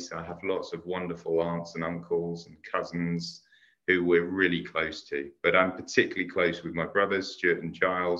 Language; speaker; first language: English; native; English